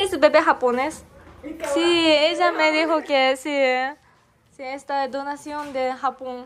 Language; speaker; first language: Spanish; non-native, learner; Japanese